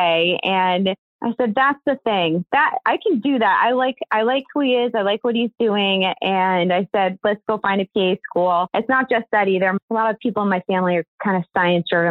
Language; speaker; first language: English; native; English